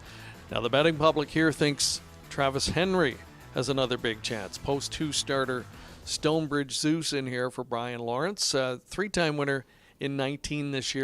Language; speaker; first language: English; native; English